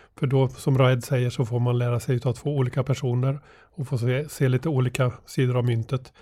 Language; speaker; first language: Swedish; native; Swedish